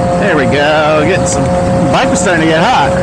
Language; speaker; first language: English; native; English